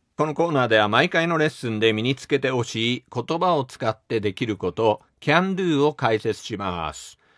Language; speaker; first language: Japanese; native; Japanese